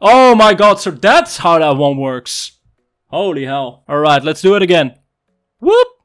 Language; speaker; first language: English; non-native, fluent; Dutch